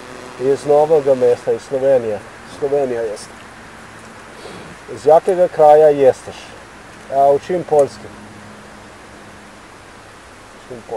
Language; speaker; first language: Russian; non-native, learner; Slovenian